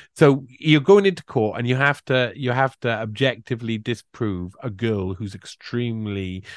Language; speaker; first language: English; native; English